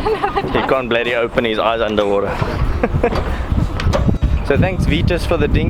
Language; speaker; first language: English; native; English